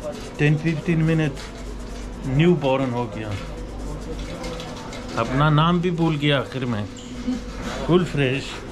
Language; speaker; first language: Hindi; non-native, learner; Pashto